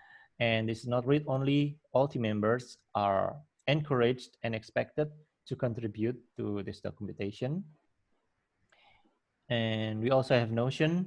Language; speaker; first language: English; non-native, fluent; Indonesian